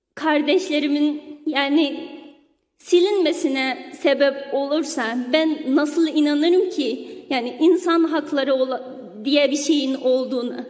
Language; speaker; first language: Turkish; non-native, fluent; Uyghur